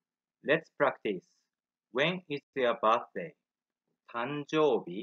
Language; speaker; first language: English; non-native, fluent; Japanese